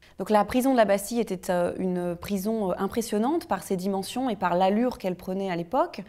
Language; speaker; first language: French; native; French